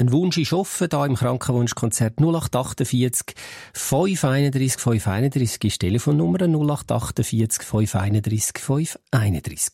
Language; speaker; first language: German; native; German